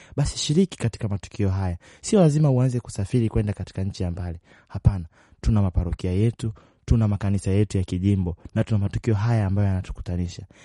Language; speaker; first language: Swahili; native; Swahili